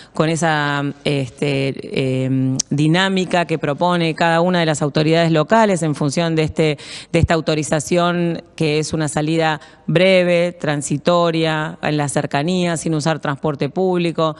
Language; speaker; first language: Spanish; native; Spanish